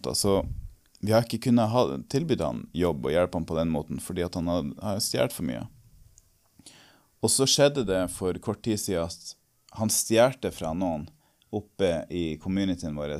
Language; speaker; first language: Norwegian; native; Norwegian